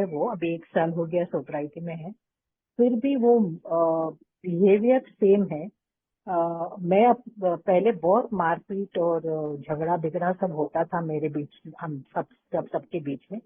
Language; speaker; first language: Hindi; non-native, local second language; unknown